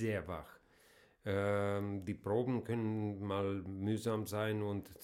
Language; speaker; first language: German; non-native, fluent; Romanian